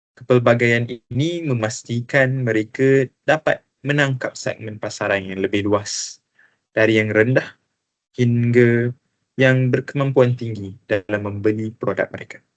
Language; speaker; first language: Malay; native; Malay